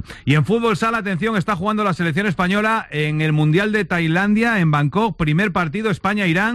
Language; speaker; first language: Spanish; native; Spanish